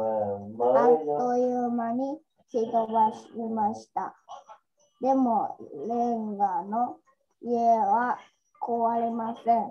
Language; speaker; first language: Japanese; non-native, learner; Vietnamese